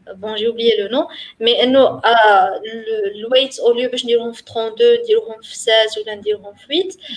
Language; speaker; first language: French; non-native, local second language; Arabic